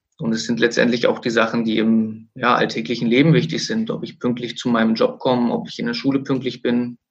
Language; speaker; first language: German; native; German